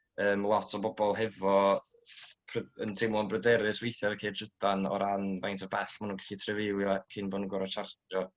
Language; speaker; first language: Welsh; native; Welsh